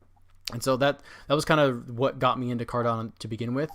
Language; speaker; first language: English; native; English